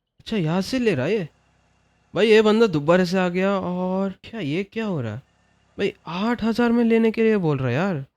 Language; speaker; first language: Hindi; non-native, local second language; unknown